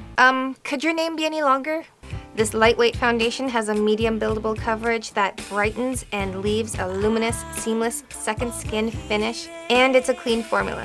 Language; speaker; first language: English; native; English